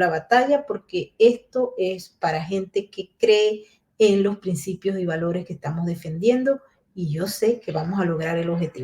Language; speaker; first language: Spanish; native; Spanish